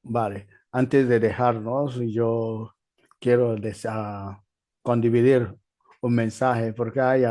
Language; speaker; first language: Spanish; non-native, learner; Igbo